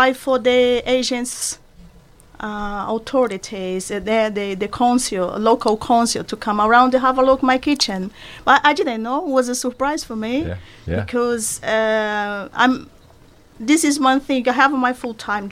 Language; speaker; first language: English; non-native, learner; Portuguese